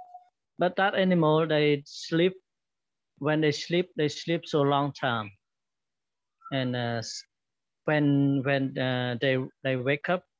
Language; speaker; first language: English; non-native, learner; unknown